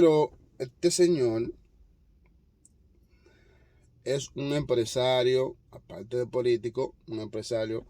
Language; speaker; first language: Spanish; non-native, fluent; Haitian Creole